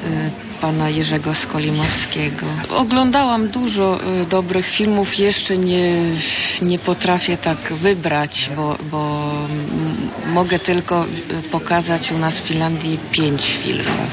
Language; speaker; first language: Polish; early bilingual, heritage; Polish